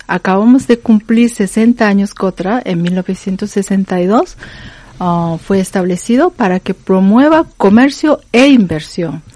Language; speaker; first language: Spanish; non-native, fluent; Korean